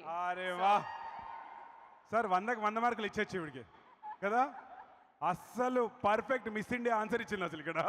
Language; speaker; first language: Telugu; native; Telugu